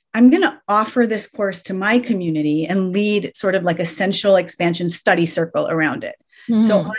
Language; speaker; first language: English; early bilingual, other home language; Persian